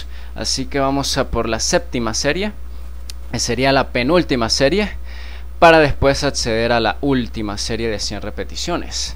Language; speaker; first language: Spanish; native; Spanish